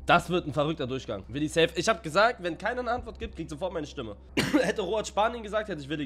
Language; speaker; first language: German; native; German